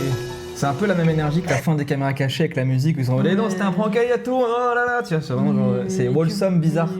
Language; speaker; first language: French; native; French